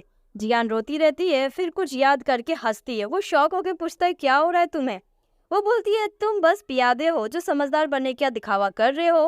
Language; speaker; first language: Hindi; native; Hindi